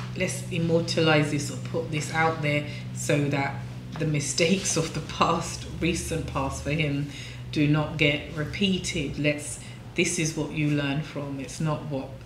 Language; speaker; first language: English; native; English